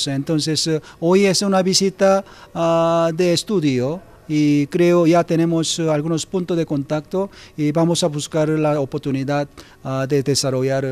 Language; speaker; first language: Spanish; non-native, learner; Korean